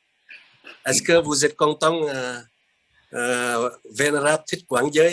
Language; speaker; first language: French; non-native, fluent; Vietnamese